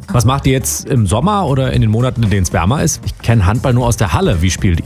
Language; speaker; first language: German; native; German